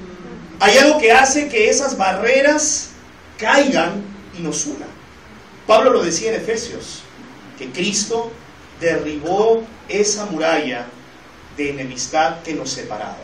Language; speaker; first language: Spanish; native; Spanish